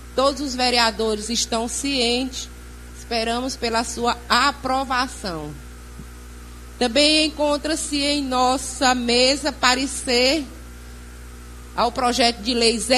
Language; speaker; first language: Portuguese; native; Portuguese